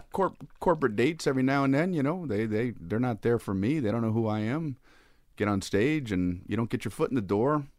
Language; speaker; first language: English; native; English